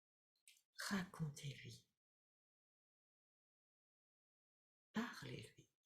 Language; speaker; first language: French; native; French